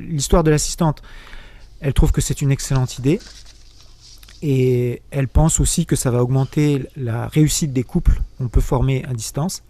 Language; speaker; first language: French; native; French